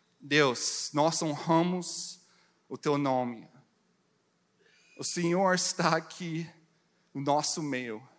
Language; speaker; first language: Portuguese; non-native, learner; English